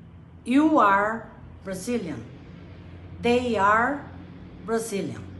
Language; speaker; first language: English; non-native, fluent; Portuguese